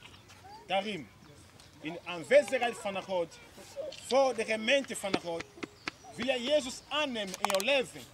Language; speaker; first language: Dutch; non-native, learner; Portuguese